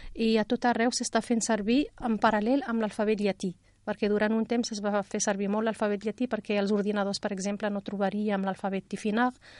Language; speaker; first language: Catalan; non-native, fluent; Riffian